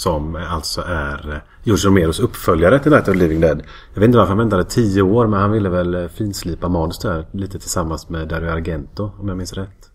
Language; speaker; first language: Swedish; native; Swedish